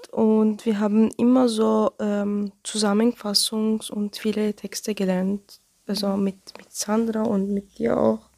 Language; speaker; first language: German; non-native, learner; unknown